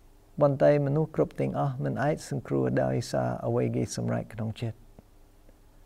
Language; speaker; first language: Khmer; non-native, fluent; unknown